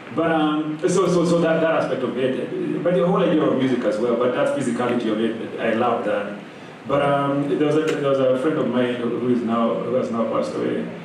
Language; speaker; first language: English; non-native, local second language; Kikuyu